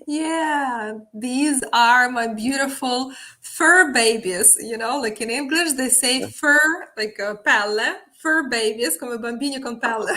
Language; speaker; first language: English; non-native, fluent; Ukrainian